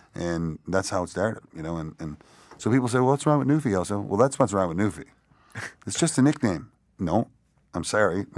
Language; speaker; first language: English; native; English